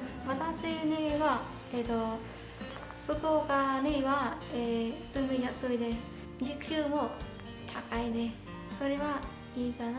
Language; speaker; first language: Japanese; non-native, learner; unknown